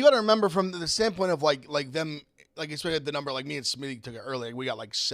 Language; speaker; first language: English; native; English